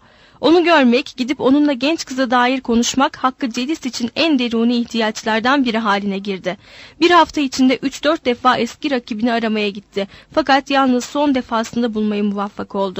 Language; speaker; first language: Turkish; native; Turkish